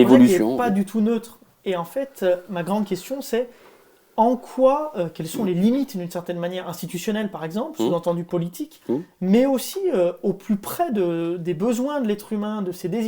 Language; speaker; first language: French; native; French